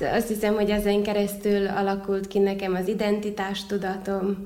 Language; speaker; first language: Hungarian; native; Hungarian